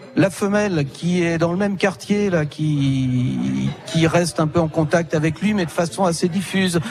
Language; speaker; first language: French; native; French